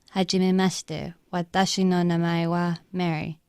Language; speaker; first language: Japanese; non-native, learner; English